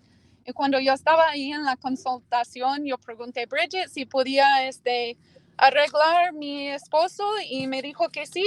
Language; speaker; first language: Spanish; early bilingual, heritage; Spanish